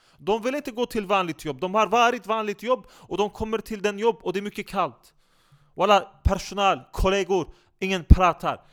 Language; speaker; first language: Swedish; non-native, fluent; Turkish